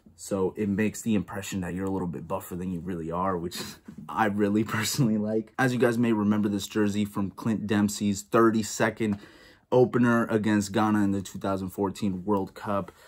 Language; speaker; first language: English; native; English